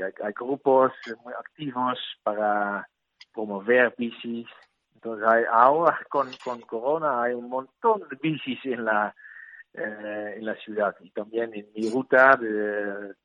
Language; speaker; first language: Spanish; non-native, learner; Dutch